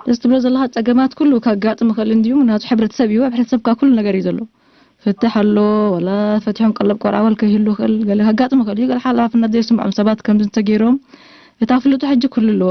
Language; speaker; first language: Tigrinya; non-native, local second language; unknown